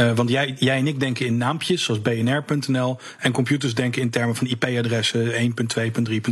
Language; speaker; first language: Dutch; native; Dutch